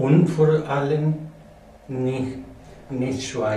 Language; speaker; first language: German; non-native, learner; Spanish